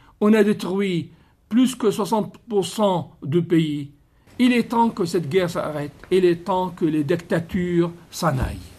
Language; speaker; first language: French; non-native, fluent; Arabic